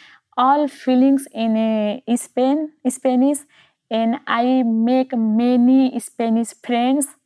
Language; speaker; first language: English; non-native, learner; Nepali